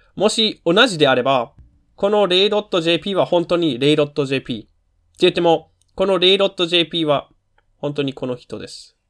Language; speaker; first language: Japanese; non-native, fluent; German